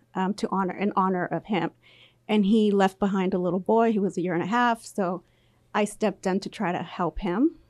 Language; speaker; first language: English; early bilingual, other home language; Spanish